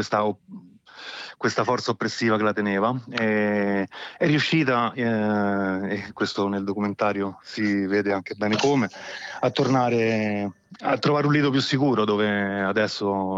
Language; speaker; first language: Italian; native; Italian